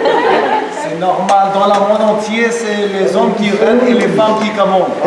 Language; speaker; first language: French; non-native, fluent; Hindi